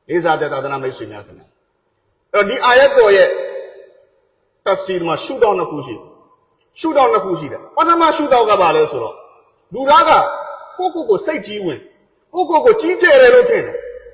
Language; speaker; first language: Burmese; native; Burmese